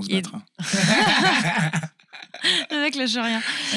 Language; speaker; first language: French; native; French